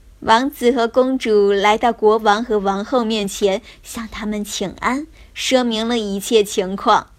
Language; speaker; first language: Chinese; native; Chinese